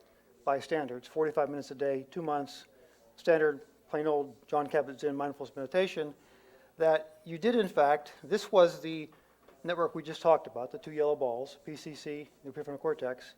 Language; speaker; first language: English; native; English